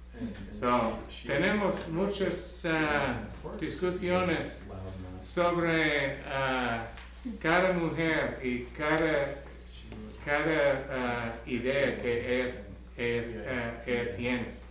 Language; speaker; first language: Spanish; non-native, learner; English